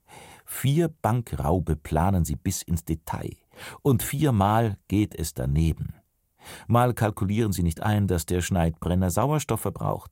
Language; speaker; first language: German; native; German